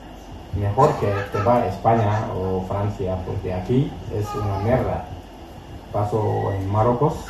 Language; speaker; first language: Spanish; non-native, learner; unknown